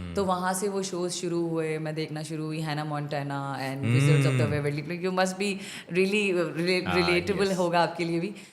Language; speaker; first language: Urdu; non-native, local second language; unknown